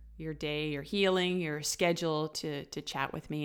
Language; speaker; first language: English; native; English